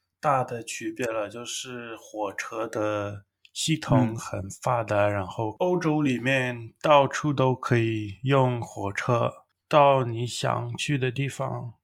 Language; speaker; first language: Chinese; non-native, fluent; English